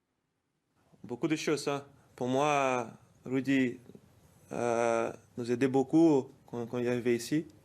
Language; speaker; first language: French; non-native, fluent; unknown